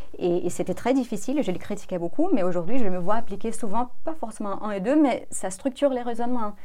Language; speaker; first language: French; non-native, fluent; Portuguese